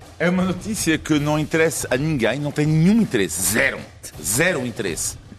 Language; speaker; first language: Portuguese; non-native, fluent; French